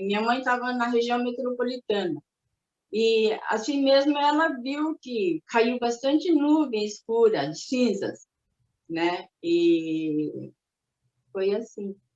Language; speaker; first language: Portuguese; early bilingual, other home language; Japanese